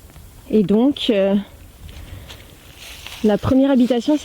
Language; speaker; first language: French; native; French